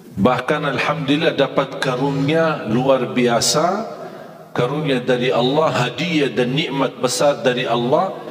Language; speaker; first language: Malay; non-native, fluent; Arabic